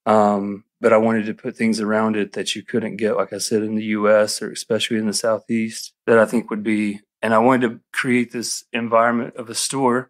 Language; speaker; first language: English; native; English